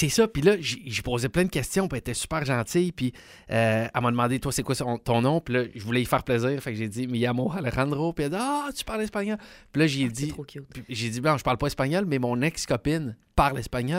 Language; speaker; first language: French; native; French